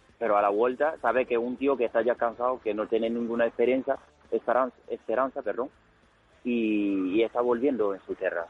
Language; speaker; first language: Spanish; non-native, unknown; Wolof